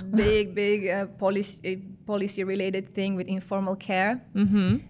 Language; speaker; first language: English; non-native, fluent; Spanish